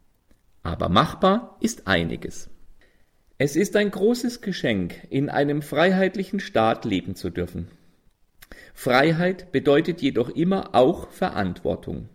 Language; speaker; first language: German; native; German